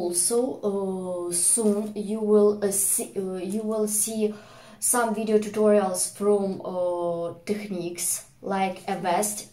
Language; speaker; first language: English; non-native, fluent; Russian